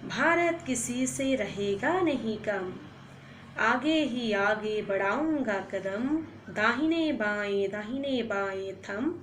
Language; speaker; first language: Hindi; non-native, local second language; Assamese